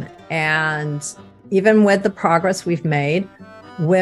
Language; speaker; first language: English; native; English